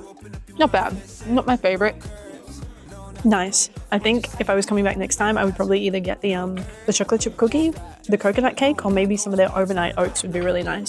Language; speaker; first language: English; native; English